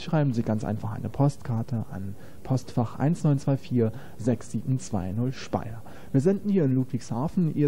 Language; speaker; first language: German; native; German